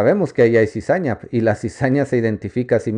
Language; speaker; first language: Spanish; native; Spanish